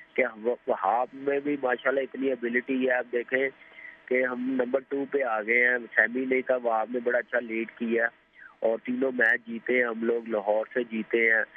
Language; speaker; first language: Urdu; non-native, local second language; Punjabi